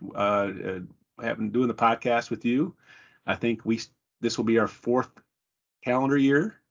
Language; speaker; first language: English; native; English